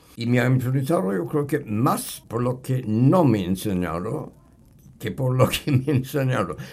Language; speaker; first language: Spanish; non-native, fluent; English